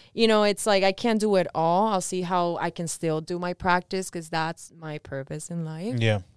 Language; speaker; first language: English; early bilingual, other home language; Spanish